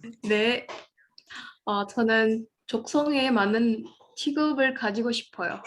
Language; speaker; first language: Korean; non-native, learner; Indonesian